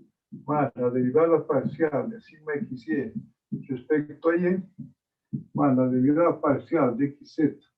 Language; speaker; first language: Spanish; native; Spanish